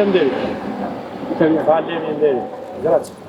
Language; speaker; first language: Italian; non-native, learner; Albanian